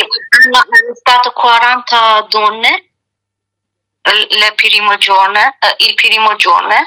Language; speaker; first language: Italian; non-native, learner; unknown